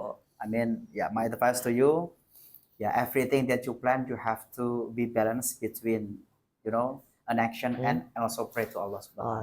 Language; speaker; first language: English; non-native, fluent; Indonesian